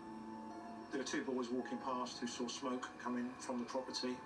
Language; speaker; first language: English; native; English